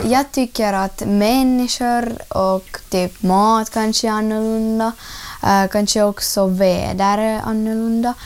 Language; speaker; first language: Swedish; non-native, learner; Russian